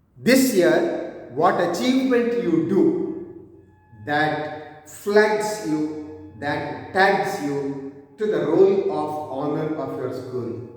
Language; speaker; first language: English; non-native, local second language; Kannada